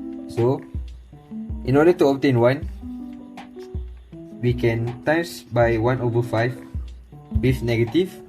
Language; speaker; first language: English; non-native, local second language; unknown